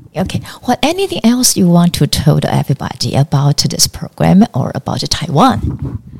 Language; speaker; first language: English; non-native, learner; Chinese